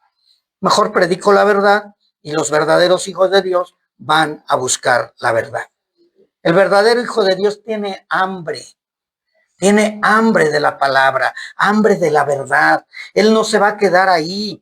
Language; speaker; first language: Spanish; native; Spanish